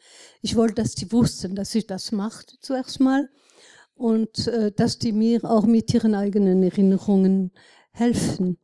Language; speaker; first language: German; non-native, fluent; French